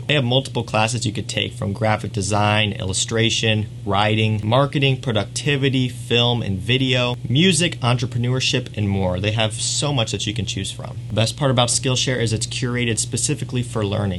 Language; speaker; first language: English; native; English